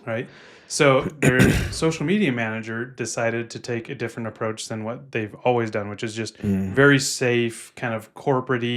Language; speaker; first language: English; native; English